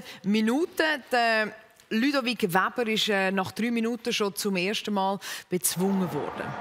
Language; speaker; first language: German; native; German